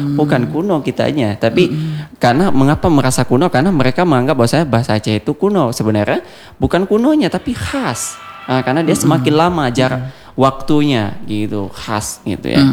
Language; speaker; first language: Indonesian; non-native, local second language; Achinese